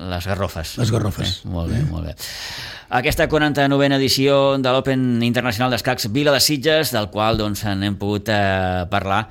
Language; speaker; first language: Catalan; native; Catalan